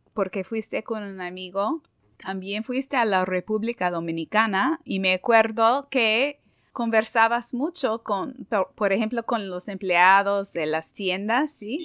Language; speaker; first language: Spanish; non-native, fluent; English